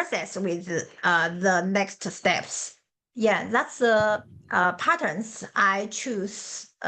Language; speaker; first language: English; non-native, learner; Chinese